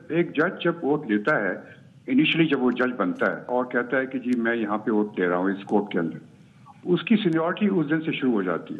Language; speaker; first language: Urdu; native; Urdu